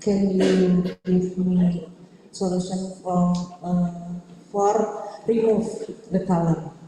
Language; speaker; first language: English; non-native, learner; Indonesian